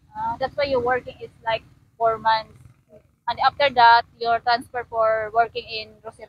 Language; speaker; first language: English; non-native, learner; Cebuano